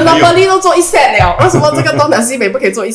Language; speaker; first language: Chinese; native; Chinese